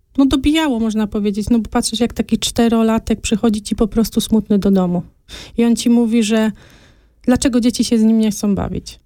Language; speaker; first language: Polish; native; Polish